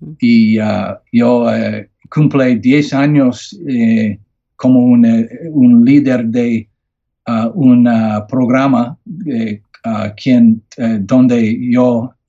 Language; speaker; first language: Spanish; non-native, learner; English